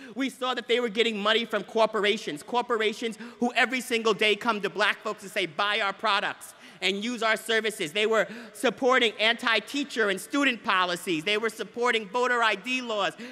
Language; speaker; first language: English; native; English